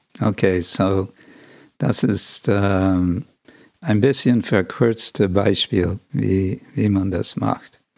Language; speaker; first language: German; non-native, fluent; English